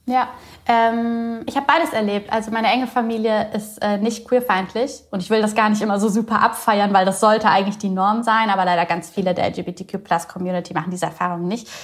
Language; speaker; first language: German; early bilingual, other home language; Bulgarian